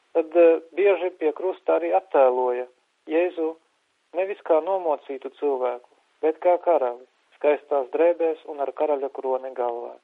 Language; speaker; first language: Latvian; native; Latvian